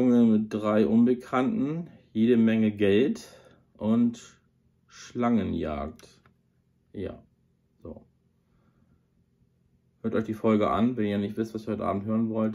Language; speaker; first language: German; native; German